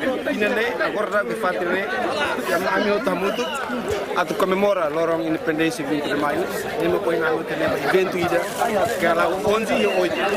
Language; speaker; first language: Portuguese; non-native, learner; Tetum